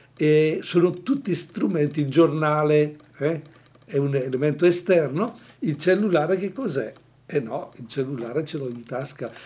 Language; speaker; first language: Italian; native; Italian